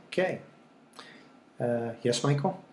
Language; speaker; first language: English; native; English